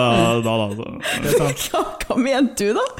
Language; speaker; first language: Norwegian; native; Norwegian